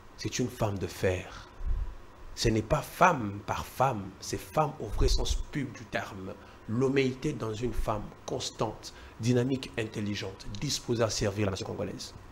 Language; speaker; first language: French; non-native, local second language; Luba-Lulua